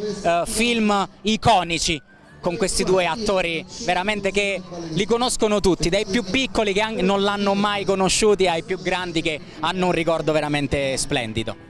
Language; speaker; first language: Italian; native; Italian